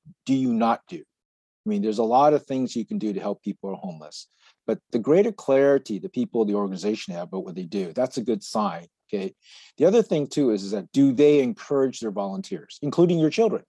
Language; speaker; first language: English; native; English